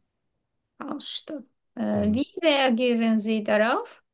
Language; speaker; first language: German; non-native, learner; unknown